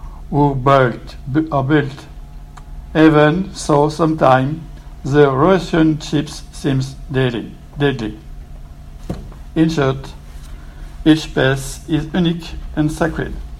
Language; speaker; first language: English; non-native, learner; French